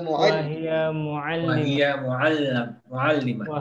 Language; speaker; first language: Arabic; non-native, learner; Indonesian